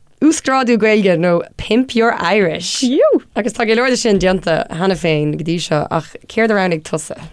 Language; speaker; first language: Irish; non-native, local second language; English